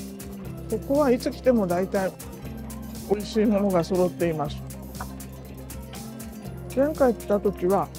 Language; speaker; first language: Japanese; native; Japanese